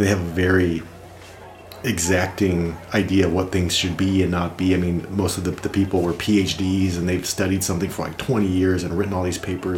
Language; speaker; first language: English; native; English